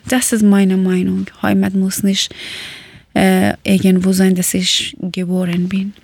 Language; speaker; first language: German; non-native, learner; Persian